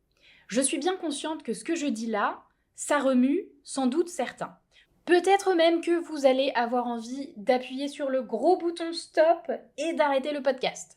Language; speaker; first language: French; native; French